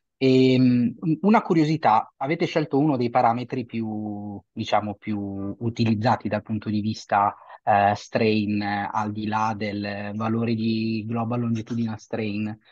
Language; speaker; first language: Italian; native; Italian